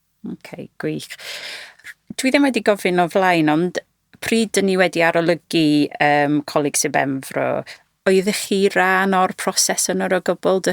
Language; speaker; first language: Welsh; non-native, fluent; English